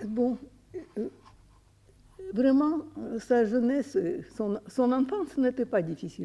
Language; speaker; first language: French; non-native, fluent; Russian